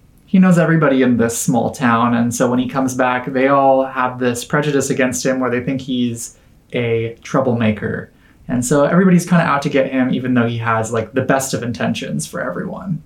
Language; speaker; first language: English; native; English